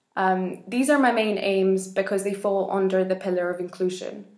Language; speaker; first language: English; non-native, fluent; Spanish